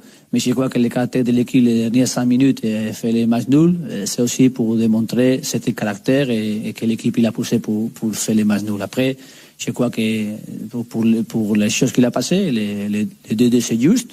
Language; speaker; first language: French; non-native, learner; Spanish